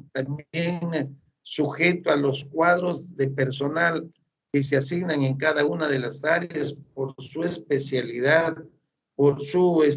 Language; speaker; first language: Spanish; native; Spanish